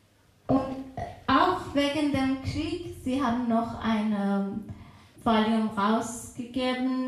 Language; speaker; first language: German; non-native, fluent; Persian